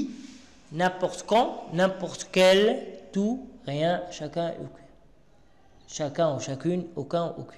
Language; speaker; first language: French; non-native, local second language; Arabic